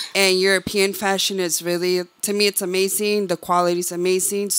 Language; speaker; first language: English; early bilingual, other home language; Spanish